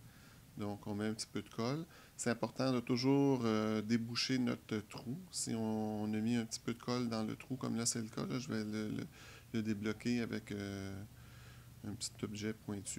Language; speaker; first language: French; native; French